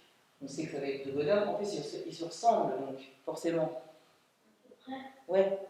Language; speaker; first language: French; native; French